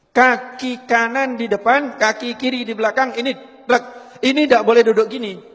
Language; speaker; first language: Indonesian; non-native, local second language; Javanese